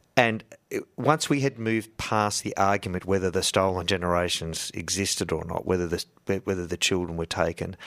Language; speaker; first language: English; native; English